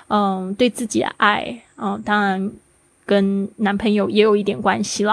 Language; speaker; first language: Chinese; native; Chinese